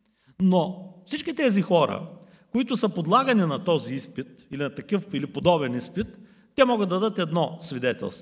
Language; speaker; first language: Bulgarian; native; Bulgarian